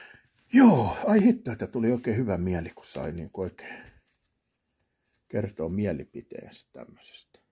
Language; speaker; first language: Finnish; native; Finnish